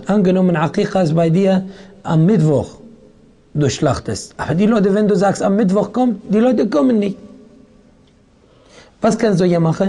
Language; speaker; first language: German; non-native, fluent; Arabic